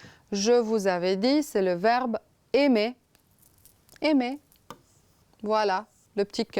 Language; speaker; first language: French; non-native, fluent; Romanian